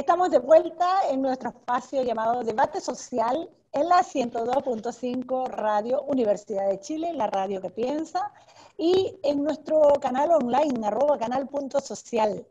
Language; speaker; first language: Spanish; native; Spanish